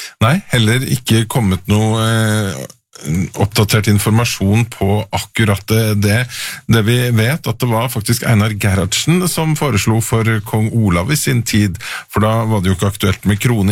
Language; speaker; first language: Norwegian; native; Norwegian